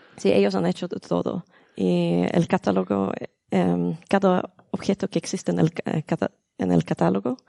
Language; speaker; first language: Spanish; non-native, learner; Swedish